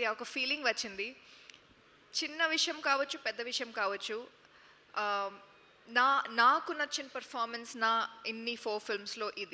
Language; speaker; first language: Telugu; non-native, fluent; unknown